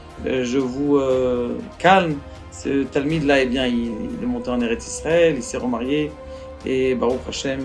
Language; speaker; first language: French; native; French